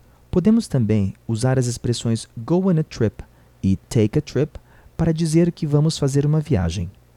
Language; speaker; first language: Portuguese; native; Portuguese